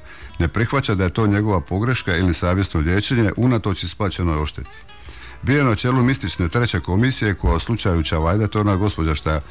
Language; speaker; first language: Croatian; native; Croatian